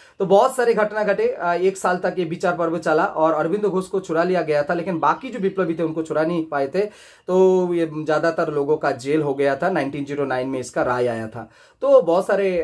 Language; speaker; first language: Hindi; non-native, local second language; Bangla